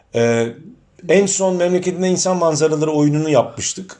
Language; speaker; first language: Turkish; native; Turkish